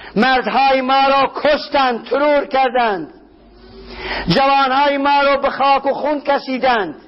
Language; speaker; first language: Persian; non-native, local second language; Kurdish